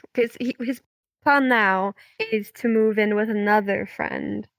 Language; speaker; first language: English; non-native, fluent; Dutch